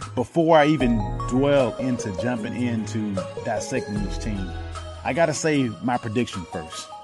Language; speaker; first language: English; native; English